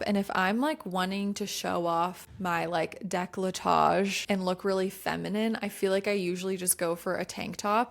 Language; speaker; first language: English; native; English